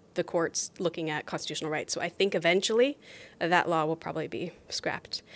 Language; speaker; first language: English; native; English